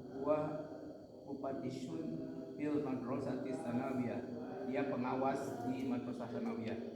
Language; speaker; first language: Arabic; non-native, learner; Indonesian